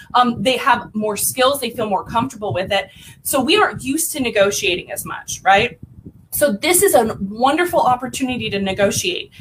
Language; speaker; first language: English; native; English